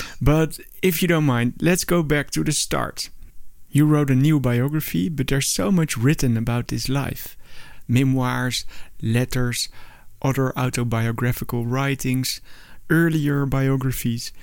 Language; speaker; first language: English; non-native, fluent; Dutch